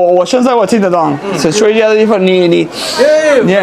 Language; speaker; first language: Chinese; non-native, learner; English